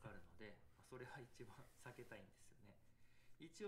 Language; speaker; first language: Japanese; native; Japanese